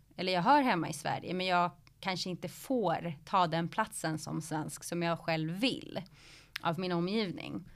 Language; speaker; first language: Swedish; early bilingual, other home language; Arabic